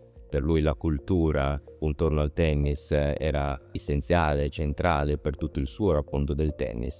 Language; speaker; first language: Italian; native; Italian